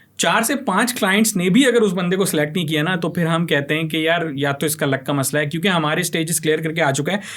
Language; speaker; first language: Urdu; native; Urdu